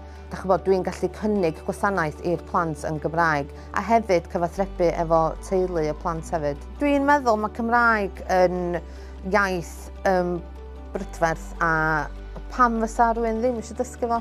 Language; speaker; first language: Welsh; native; Welsh